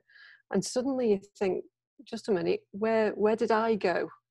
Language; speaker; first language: English; native; English